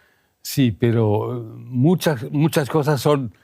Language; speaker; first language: Spanish; non-native, fluent; German